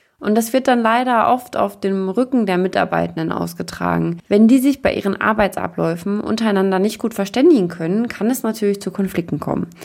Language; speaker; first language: German; native; German